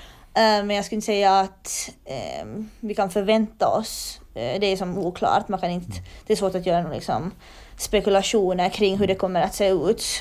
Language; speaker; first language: Swedish; native; Swedish